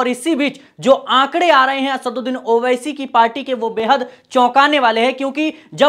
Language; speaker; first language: Hindi; native; Hindi